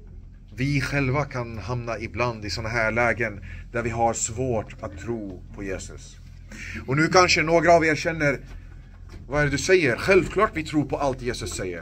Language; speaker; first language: Swedish; non-native, local second language; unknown